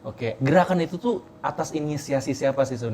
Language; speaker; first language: Indonesian; native; Indonesian